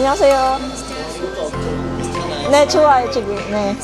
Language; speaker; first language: Korean; non-native, learner; Filipino